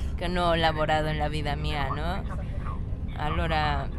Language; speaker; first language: Italian; non-native, learner; Spanish